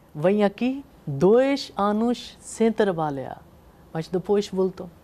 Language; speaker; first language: Portuguese; non-native, learner; Urdu